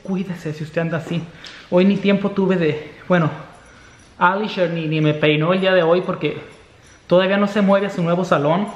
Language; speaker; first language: Spanish; native; Spanish